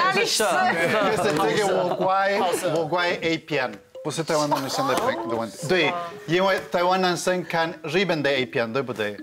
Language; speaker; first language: Chinese; non-native, fluent; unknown